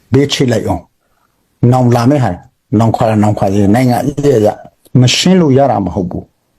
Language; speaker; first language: Burmese; non-native, local second language; Hakha Chin